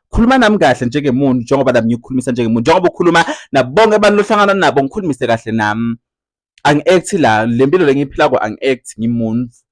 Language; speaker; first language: Zulu; non-native, local second language; Swati